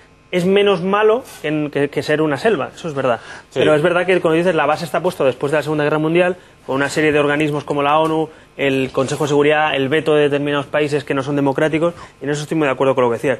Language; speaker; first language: Spanish; native; Spanish